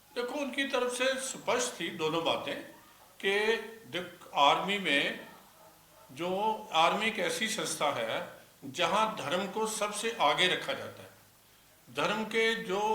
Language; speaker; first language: Hindi; non-native, local second language; Punjabi